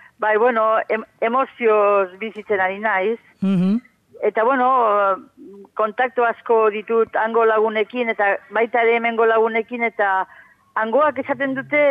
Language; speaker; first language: Basque; non-native, fluent; Catalan